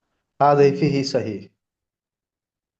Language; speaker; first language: Arabic; non-native, learner; Urdu